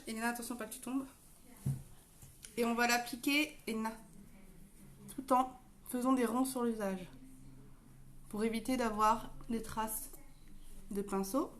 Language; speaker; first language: French; native; French